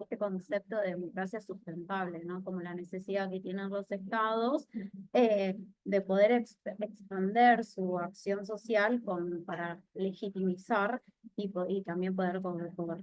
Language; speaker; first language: Spanish; native; Spanish